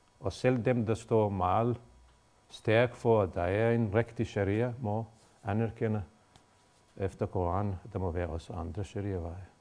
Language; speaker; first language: Danish; non-native, fluent; Bosnian